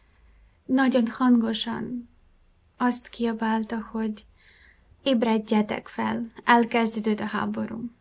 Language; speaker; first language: Hungarian; non-native, fluent; Ukrainian